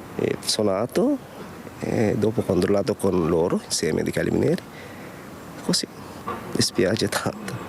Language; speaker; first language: Italian; non-native, learner; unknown